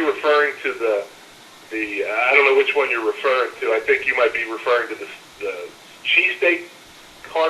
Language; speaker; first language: English; native; English